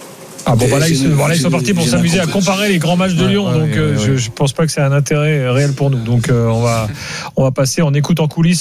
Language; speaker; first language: French; native; French